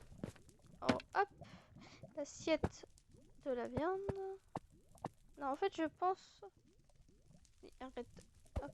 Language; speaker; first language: French; native; French